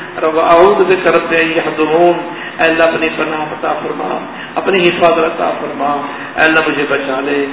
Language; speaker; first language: Urdu; non-native, local second language; Saraiki